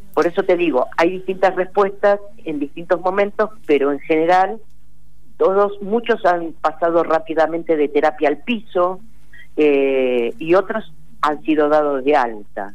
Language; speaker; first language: Spanish; native; Spanish